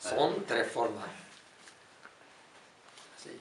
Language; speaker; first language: Spanish; non-native, learner; Arabic